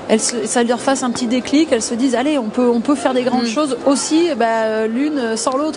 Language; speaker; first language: French; native; French